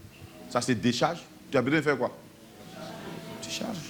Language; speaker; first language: French; native; French